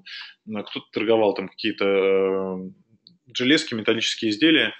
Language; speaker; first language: Russian; native; Russian